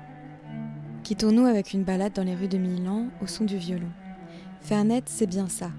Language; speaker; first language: French; native; French